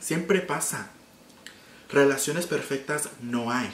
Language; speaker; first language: Spanish; early bilingual, heritage; Spanish